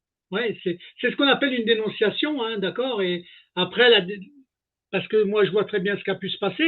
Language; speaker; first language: French; native; French